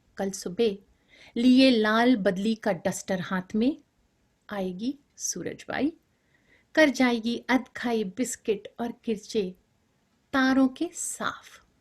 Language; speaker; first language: Hindi; non-native, local second language; Bangla